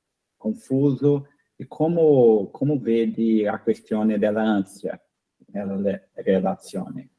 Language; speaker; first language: Italian; non-native, fluent; Portuguese